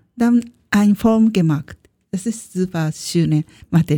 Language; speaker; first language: German; non-native, learner; Japanese